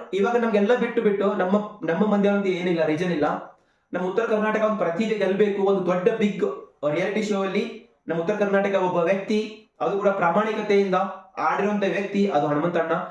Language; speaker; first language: Kannada; non-native, local second language; Lambadi